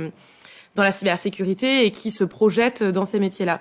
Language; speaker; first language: French; native; French